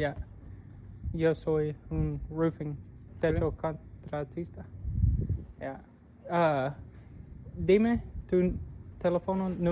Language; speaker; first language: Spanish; non-native, learner; English